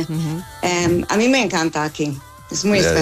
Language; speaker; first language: Spanish; non-native, learner; English